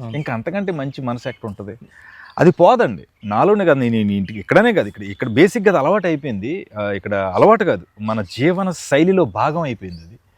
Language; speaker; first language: Telugu; native; Telugu